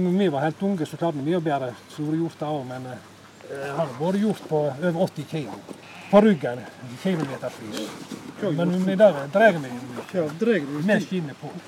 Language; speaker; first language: Norwegian; native; Norwegian